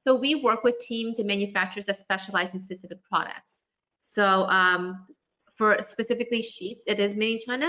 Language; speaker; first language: English; native; English